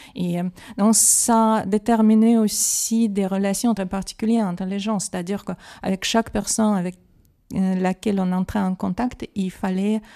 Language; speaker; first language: French; non-native, fluent; Russian